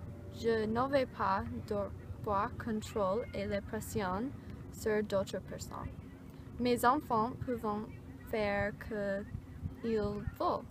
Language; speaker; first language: French; non-native, learner; English